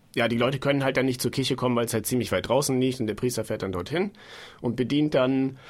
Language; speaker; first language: German; native; German